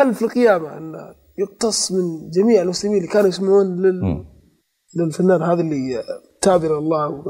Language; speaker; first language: Arabic; native; Arabic